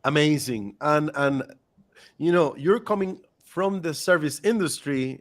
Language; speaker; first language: English; non-native, fluent; Spanish